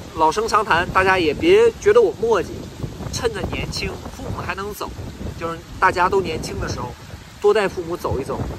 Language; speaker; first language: Chinese; native; Chinese